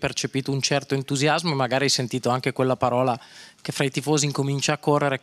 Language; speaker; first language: Italian; non-native, learner; Portuguese